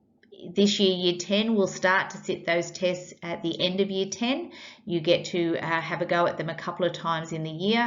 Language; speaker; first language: English; native; English